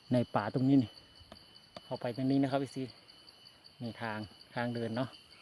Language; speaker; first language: Thai; non-native, local second language; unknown